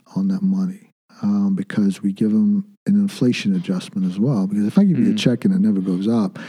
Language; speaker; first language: English; early bilingual, other home language; Arabic